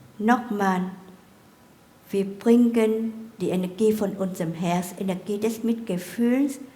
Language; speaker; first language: German; non-native, fluent; Vietnamese